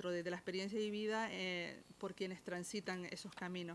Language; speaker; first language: Spanish; native; Spanish